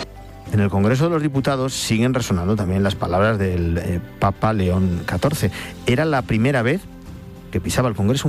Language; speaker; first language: Spanish; native; Spanish